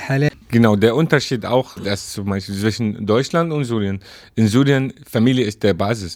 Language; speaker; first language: German; non-native, learner; Arabic